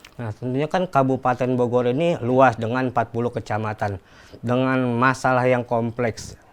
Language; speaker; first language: Indonesian; native; Indonesian